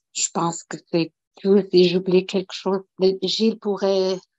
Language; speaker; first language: French; non-native, local second language; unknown